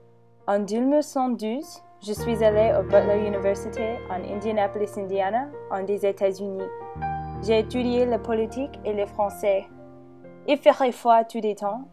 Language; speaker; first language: French; non-native, learner; English